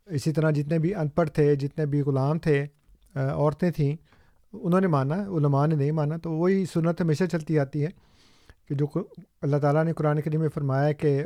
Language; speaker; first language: Urdu; native; Urdu